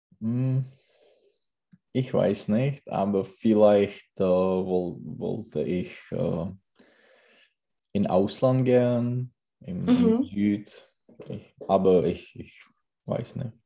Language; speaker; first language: German; non-native, learner; Czech